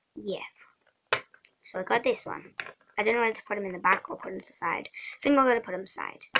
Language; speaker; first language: English; non-native, fluent; Swedish